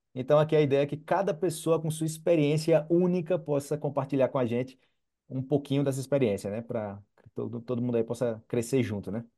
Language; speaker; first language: Portuguese; native; Portuguese